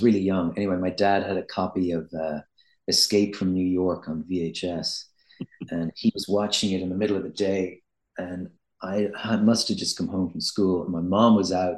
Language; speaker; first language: English; native; English